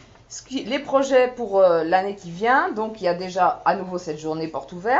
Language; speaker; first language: French; native; French